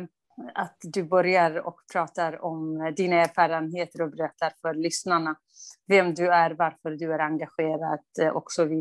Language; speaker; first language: Swedish; non-native, fluent; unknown